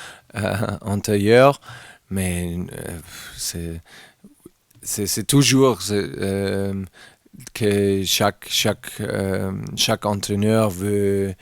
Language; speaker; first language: French; non-native, learner; German